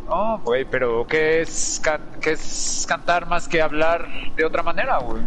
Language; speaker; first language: Spanish; native; Spanish